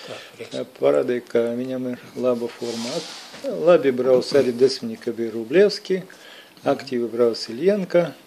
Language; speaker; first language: Latvian; non-native, local second language; Russian